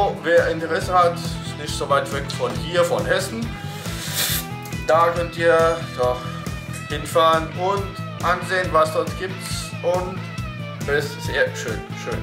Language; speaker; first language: German; non-native, learner; Russian